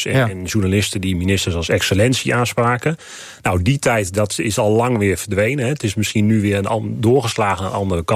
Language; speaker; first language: Dutch; native; Dutch